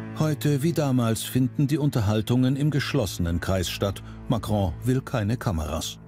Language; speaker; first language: German; native; German